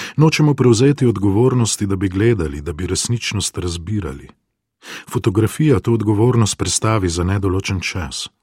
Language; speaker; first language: Slovenian; non-native, fluent; Spanish